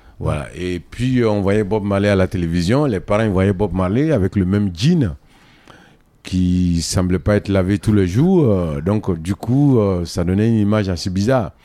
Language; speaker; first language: French; non-native, local second language; Dyula